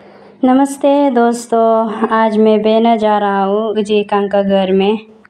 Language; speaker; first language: Hindi; non-native, local second language; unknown